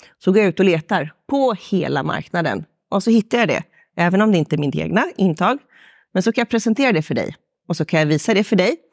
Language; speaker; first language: Swedish; native; Swedish